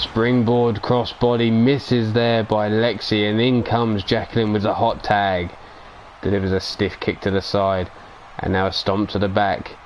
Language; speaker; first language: English; native; English